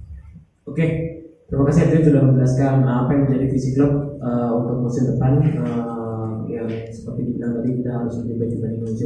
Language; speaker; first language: Indonesian; native; Indonesian